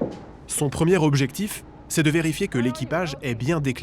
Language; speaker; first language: French; native; French